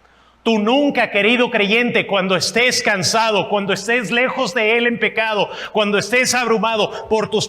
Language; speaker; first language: Spanish; non-native, fluent; English